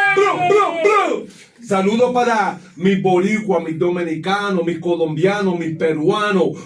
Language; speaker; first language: Spanish; early bilingual, other home language; English